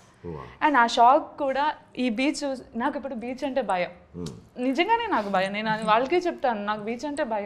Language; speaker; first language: Telugu; non-native, learner; Malayalam